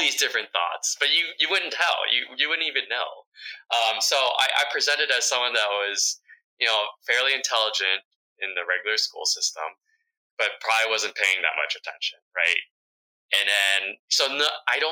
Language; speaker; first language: English; early bilingual, other home language; Vietnamese